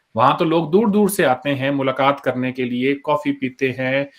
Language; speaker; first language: Hindi; native; Hindi